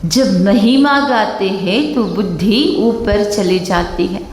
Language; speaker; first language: Hindi; non-native, local second language; Kannada